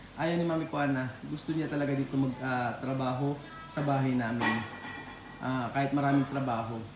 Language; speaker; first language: Filipino; native; Filipino